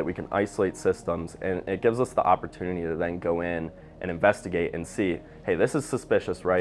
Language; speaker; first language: English; native; English